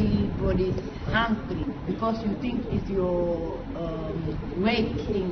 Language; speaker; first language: English; non-native, learner; Wolof